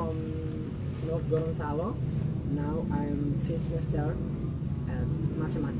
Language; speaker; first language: English; non-native, learner; Indonesian